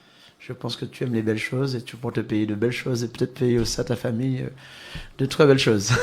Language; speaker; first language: French; native; French